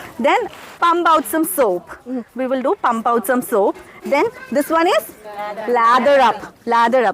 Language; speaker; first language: English; non-native, local second language; Malayalam